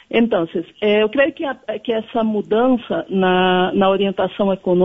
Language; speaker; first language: Spanish; non-native, learner; Portuguese